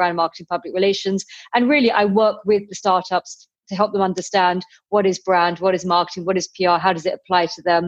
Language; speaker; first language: English; native; English